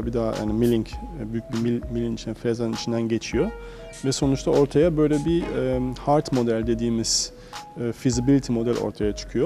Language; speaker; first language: Turkish; native; Turkish